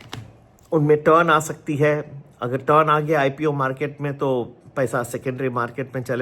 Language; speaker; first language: Hindi; native; Hindi